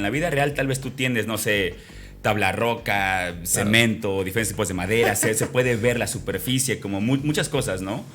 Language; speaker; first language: Spanish; native; Spanish